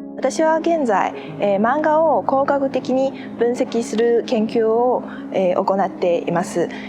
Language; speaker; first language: Japanese; non-native, fluent; Chinese